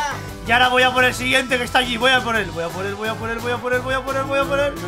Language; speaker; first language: Spanish; native; Spanish